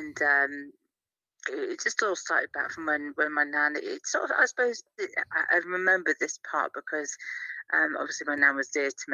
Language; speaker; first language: English; native; English